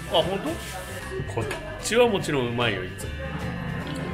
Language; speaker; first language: Japanese; native; Japanese